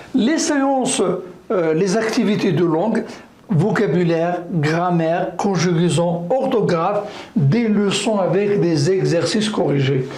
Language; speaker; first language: French; non-native, local second language; Arabic